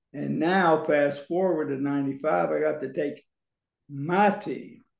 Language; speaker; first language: English; native; English